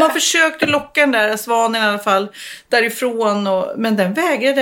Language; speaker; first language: Swedish; native; Swedish